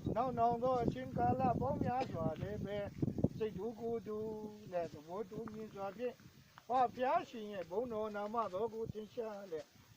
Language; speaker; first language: Burmese; non-native, local second language; Kachin